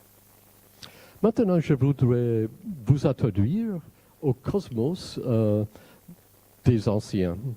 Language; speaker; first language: French; non-native, fluent; English